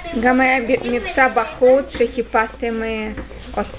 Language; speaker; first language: Hebrew; non-native, fluent; Russian